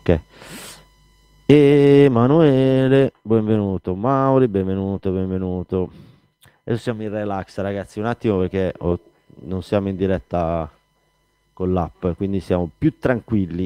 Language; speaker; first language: Italian; native; Italian